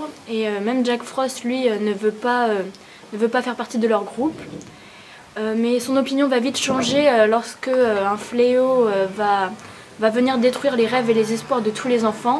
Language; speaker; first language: French; native; French